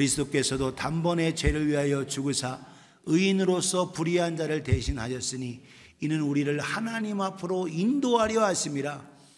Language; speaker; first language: Korean; native; Korean